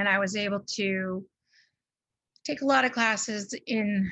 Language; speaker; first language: English; native; English